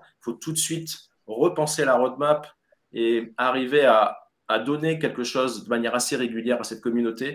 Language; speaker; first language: French; native; French